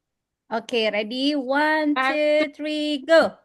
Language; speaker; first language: English; non-native, learner; Indonesian